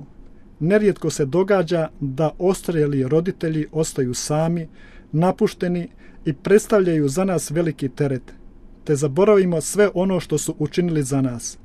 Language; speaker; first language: Croatian; native; Croatian